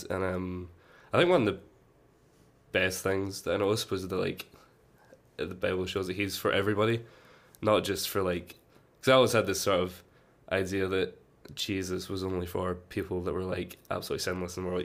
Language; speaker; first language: English; native; English